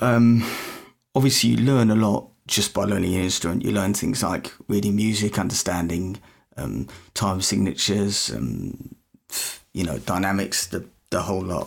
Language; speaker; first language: English; native; English